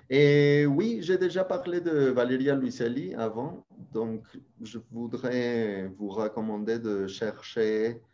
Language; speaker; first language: French; non-native, fluent; Spanish